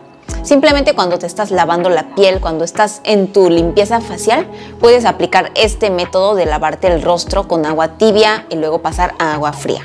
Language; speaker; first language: Spanish; non-native, fluent; Korean